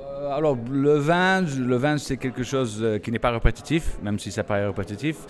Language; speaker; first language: French; non-native, fluent; English